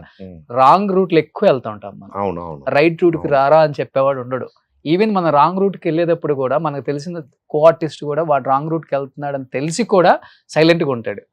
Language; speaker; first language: Telugu; native; Telugu